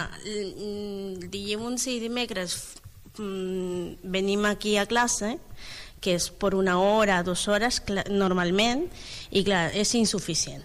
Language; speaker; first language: Catalan; non-native, learner; Spanish